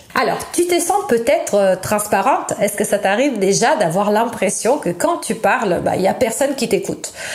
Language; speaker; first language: French; non-native, fluent; Italian